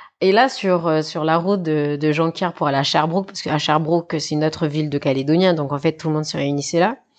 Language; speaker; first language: French; native; French